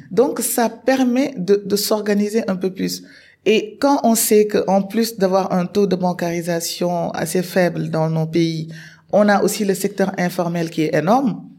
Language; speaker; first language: French; non-native, local second language; Wolof